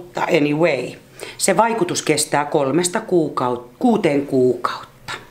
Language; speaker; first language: Finnish; native; Finnish